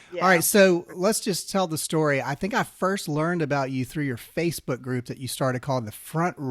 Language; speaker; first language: English; native; English